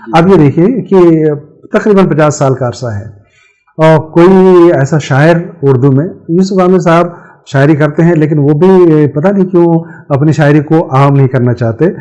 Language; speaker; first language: Urdu; native; Urdu